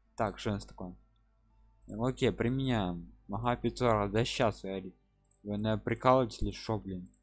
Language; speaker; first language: Russian; non-native, local second language; Ukrainian